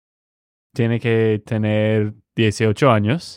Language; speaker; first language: Spanish; non-native, fluent; English